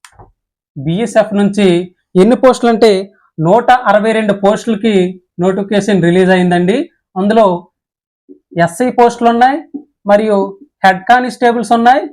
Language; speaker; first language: Telugu; native; Telugu